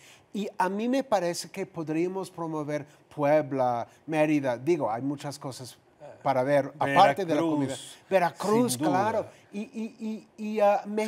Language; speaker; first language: Spanish; non-native, fluent; English